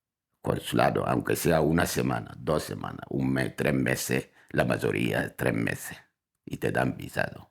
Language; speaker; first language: Spanish; non-native, fluent; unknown